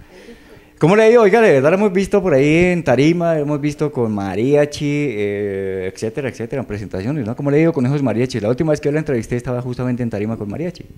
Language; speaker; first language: Spanish; native; Spanish